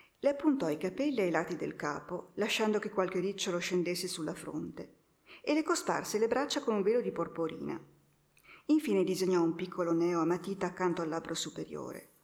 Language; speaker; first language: Italian; native; Italian